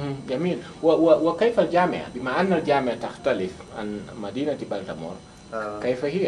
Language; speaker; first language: Arabic; non-native, fluent; Wolof